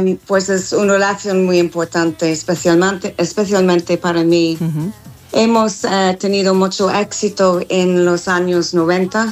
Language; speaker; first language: Spanish; non-native, learner; English